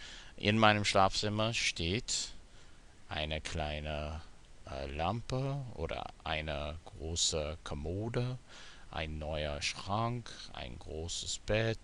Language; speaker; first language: German; non-native, fluent; English